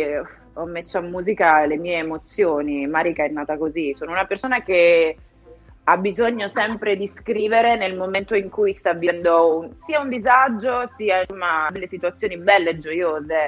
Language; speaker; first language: Italian; native; Italian